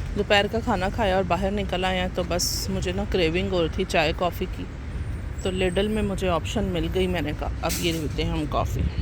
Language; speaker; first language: Urdu; non-native, local second language; Punjabi